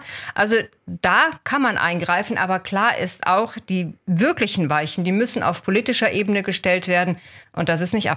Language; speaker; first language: German; native; German